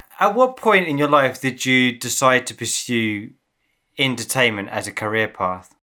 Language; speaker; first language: English; native; English